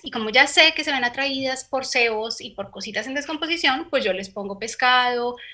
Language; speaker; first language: Spanish; native; Spanish